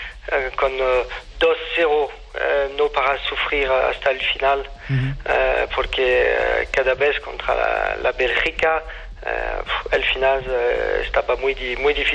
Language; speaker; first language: Spanish; non-native, fluent; French